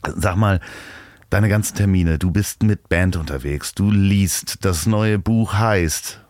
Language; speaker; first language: German; native; German